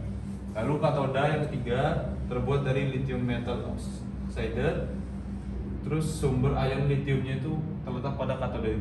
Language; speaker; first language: Indonesian; native; Indonesian